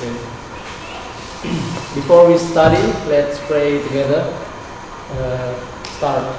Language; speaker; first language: English; non-native, learner; Indonesian